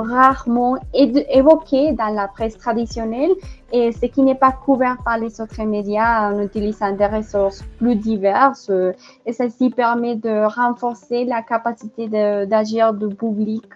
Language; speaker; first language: French; non-native, fluent; Spanish